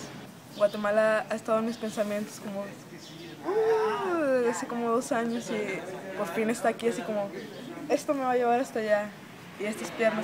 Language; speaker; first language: Spanish; native; Spanish